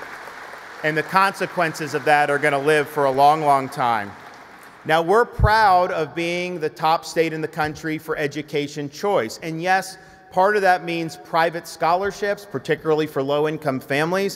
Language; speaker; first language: English; native; English